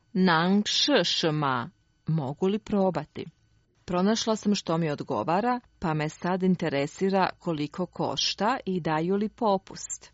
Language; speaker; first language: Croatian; native; Croatian